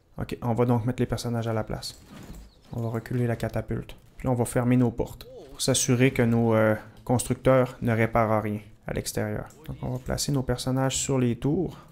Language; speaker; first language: French; native; French